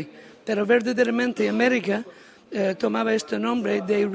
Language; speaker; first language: Spanish; non-native, learner; English